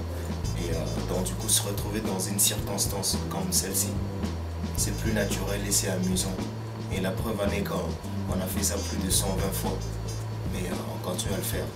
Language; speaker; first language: French; non-native, local second language; Lingala